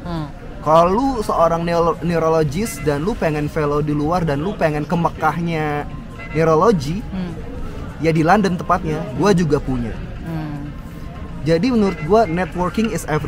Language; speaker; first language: Indonesian; native; Indonesian